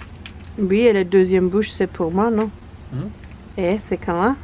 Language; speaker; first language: French; non-native, learner; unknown